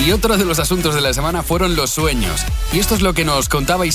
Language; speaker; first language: Spanish; native; Spanish